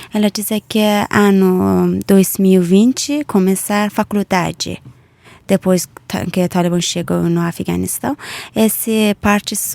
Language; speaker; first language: Portuguese; non-native, learner; Persian